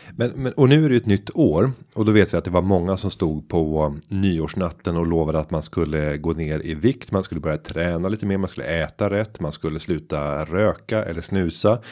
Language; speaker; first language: Swedish; native; Swedish